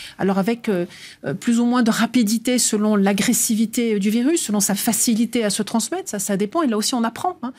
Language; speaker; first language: French; native; French